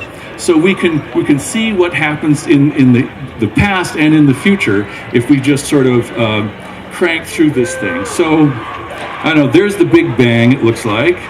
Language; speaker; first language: English; native; English